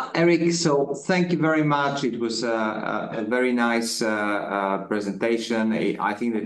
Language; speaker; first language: English; non-native, fluent; Bulgarian